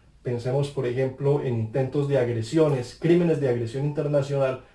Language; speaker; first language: Spanish; native; Spanish